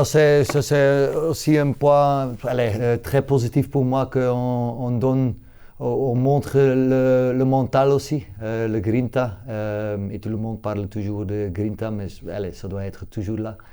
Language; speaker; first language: French; non-native, local second language; Dutch